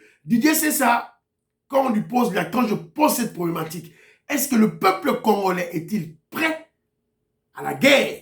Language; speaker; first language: French; non-native, local second language; Lingala